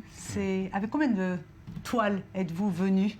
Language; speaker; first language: French; native; French